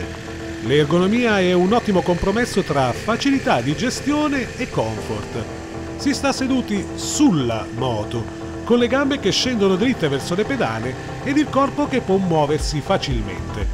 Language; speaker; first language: Italian; native; Italian